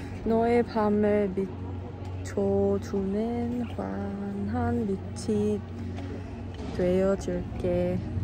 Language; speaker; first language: Korean; non-native, learner; Swedish